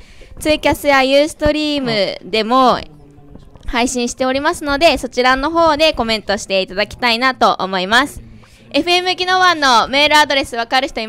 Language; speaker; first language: Japanese; native; Japanese